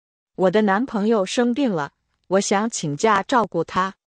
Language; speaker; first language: Chinese; non-native, learner; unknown